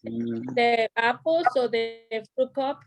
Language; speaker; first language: English; non-native, learner; Spanish